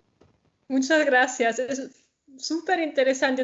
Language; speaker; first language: Spanish; non-native, fluent; German